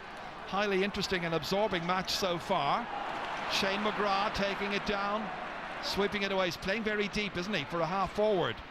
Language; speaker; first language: English; native; English